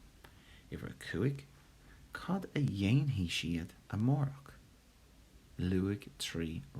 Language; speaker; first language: Irish; non-native, local second language; English